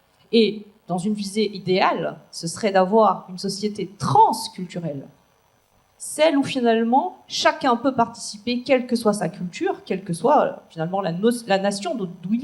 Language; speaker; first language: French; native; French